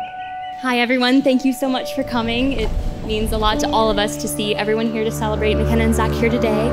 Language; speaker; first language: English; native; English